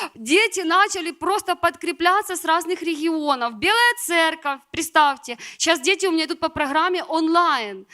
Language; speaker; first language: Russian; native; Russian